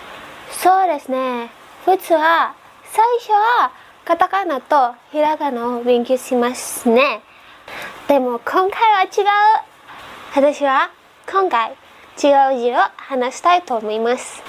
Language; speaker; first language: Japanese; non-native, learner; Indonesian